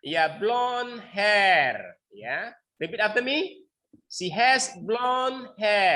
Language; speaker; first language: English; non-native, learner; Indonesian